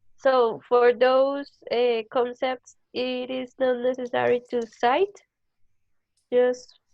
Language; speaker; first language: English; non-native, learner; Spanish